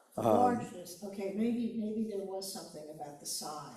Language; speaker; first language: English; native; English